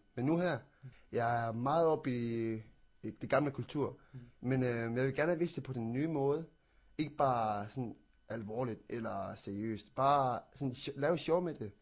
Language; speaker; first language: Danish; non-native, local second language; Kalaallisut